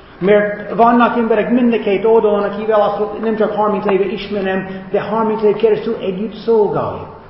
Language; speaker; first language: Hungarian; non-native, fluent; English